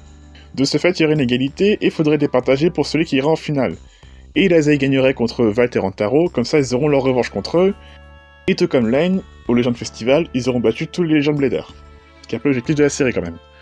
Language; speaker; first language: French; native; French